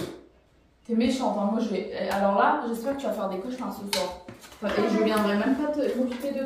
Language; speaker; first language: French; native; French